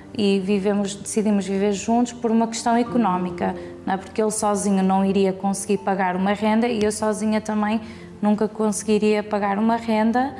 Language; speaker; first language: Portuguese; early bilingual, heritage; Portuguese